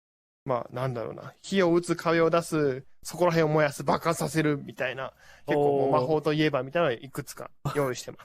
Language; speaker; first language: Japanese; native; Japanese